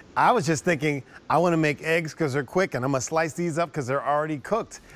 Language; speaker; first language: English; native; English